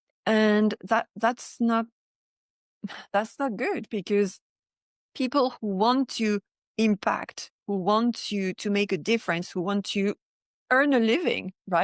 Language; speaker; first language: English; non-native, fluent; French